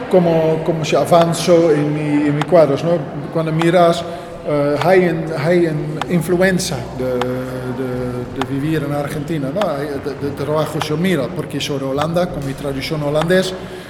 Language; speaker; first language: Spanish; non-native, learner; Dutch